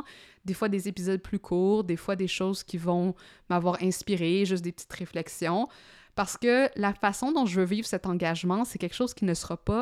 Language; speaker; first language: French; native; French